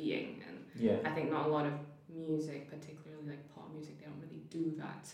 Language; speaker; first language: English; non-native, local second language; Cantonese